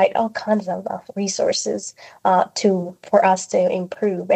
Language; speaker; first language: English; non-native, fluent; Spanish